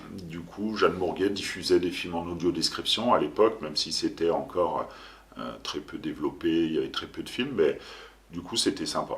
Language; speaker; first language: French; native; French